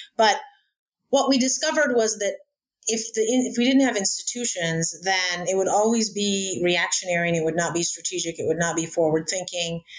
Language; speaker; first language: English; native; English